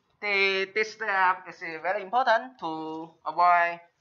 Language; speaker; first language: English; non-native, learner; Chinese